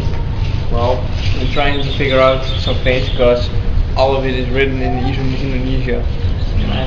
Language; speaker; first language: English; non-native, fluent; Dutch